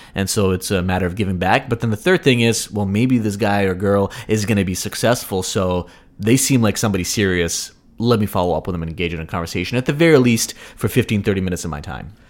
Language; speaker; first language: English; early bilingual, other home language; Russian